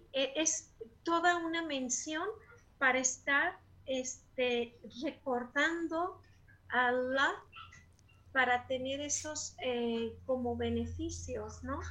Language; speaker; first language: Spanish; native; Spanish